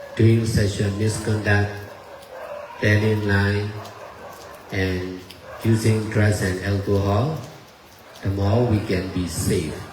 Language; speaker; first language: English; non-native, fluent; Burmese